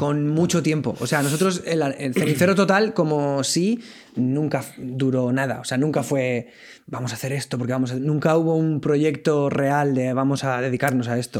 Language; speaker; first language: Spanish; non-native, local second language; Catalan